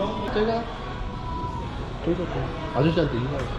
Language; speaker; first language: Korean; native; Korean